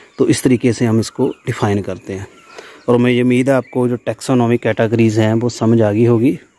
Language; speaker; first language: Hindi; non-native, local second language; Punjabi